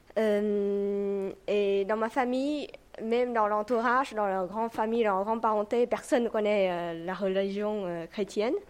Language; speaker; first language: French; non-native, fluent; Vietnamese